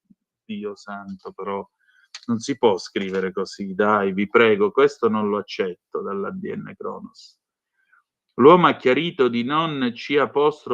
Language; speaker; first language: Italian; native; Italian